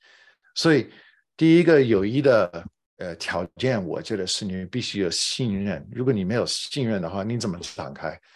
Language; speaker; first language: Chinese; non-native, fluent; English